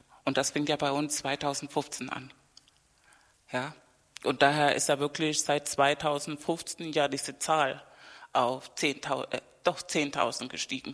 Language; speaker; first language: German; non-native, fluent; Spanish